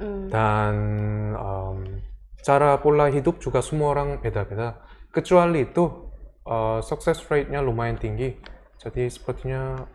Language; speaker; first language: Indonesian; early bilingual, other home language; Korean